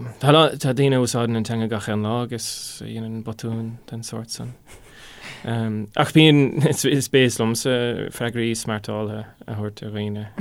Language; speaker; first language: Irish; non-native, local second language; English